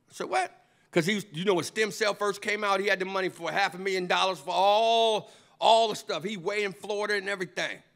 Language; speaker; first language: English; native; English